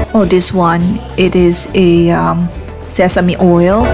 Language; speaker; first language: English; non-native, local second language; Filipino